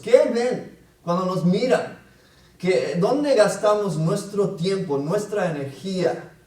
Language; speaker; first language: Spanish; non-native, fluent; English